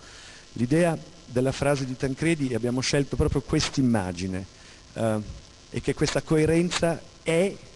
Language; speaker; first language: Italian; native; Italian